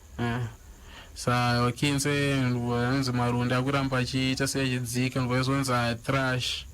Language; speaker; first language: Shona; native; Shona